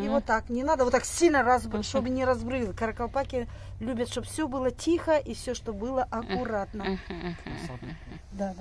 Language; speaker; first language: Russian; native; Russian